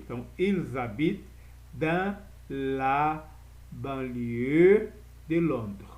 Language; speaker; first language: French; non-native, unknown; Portuguese